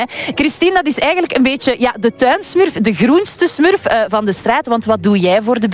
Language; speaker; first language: Dutch; native; Dutch